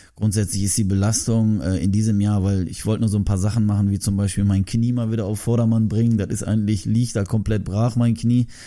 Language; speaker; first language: German; early bilingual, other home language; Turkish